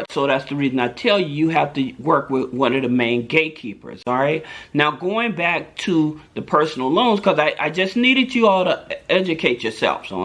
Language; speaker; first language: English; native; English